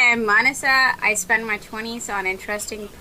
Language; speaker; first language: English; native; English